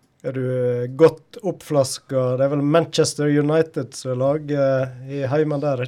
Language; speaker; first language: Norwegian; native; Norwegian